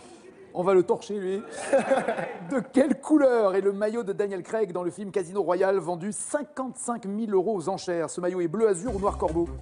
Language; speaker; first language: French; native; French